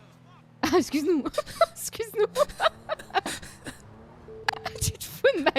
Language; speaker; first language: French; native; French